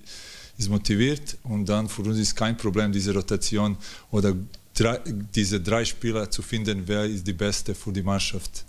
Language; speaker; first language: German; non-native, learner; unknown